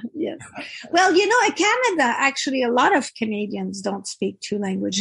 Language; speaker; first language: English; non-native, fluent; French